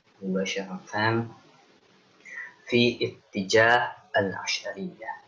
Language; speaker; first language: Arabic; non-native, learner; Indonesian